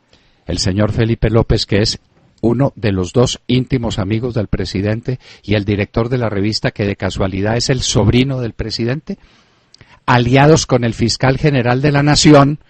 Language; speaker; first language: Spanish; native; Spanish